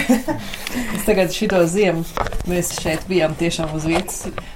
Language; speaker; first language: Latvian; early bilingual, other home language; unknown